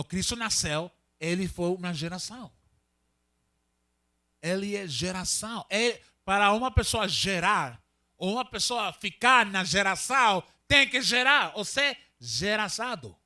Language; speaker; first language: Portuguese; non-native, learner; Spanish